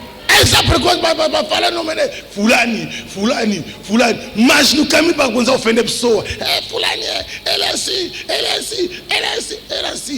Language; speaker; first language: Portuguese; non-native, learner; Lingala